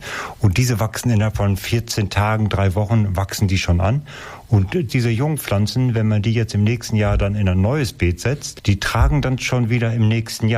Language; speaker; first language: German; native; German